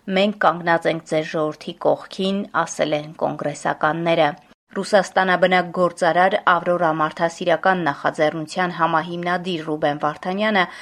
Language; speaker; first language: Armenian; native; Armenian